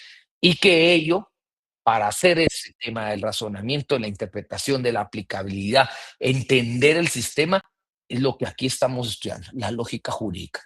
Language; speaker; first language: Spanish; native; Spanish